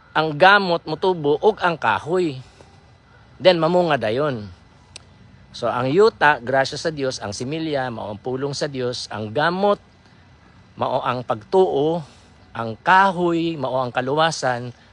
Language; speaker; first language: Cebuano; non-native, local second language; Iloko